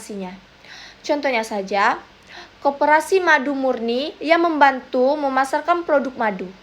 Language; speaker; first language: Indonesian; native; Indonesian